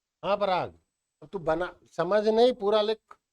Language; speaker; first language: Hindi; native; Hindi